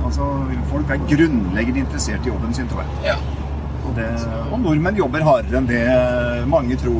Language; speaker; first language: Norwegian; native; Norwegian